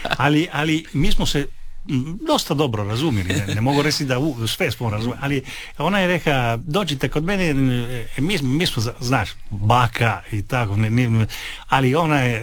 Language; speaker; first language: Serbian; non-native, fluent; Italian